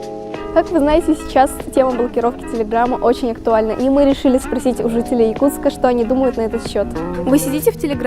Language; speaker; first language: Russian; native; Russian